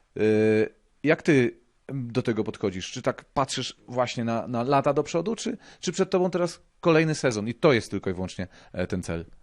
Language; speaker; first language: Polish; native; Polish